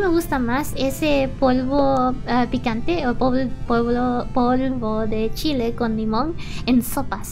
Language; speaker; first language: Spanish; early bilingual, heritage; Spanish